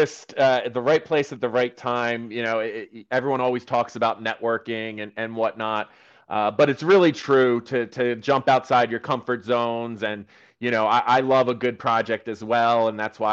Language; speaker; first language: English; native; English